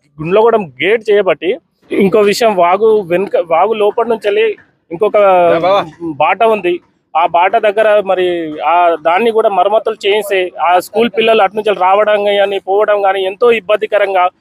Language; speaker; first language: Telugu; non-native, local second language; Lambadi